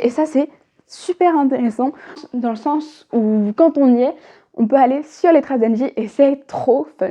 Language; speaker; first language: French; native; French